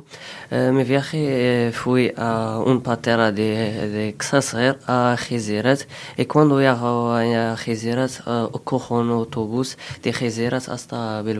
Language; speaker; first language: Spanish; non-native, learner; Arabic